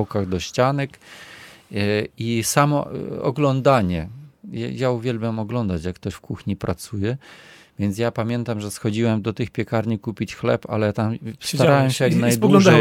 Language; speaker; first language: Polish; non-native, fluent; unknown